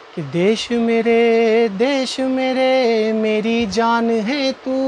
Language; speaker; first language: Hindi; native; Hindi